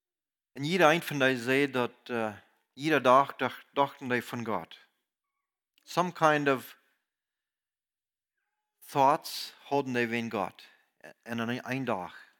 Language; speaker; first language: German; non-native, learner; Plautdietsch